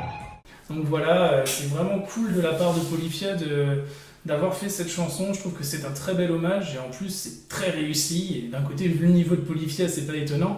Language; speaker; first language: French; native; French